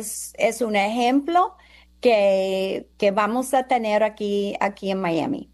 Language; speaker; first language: Spanish; non-native, fluent; English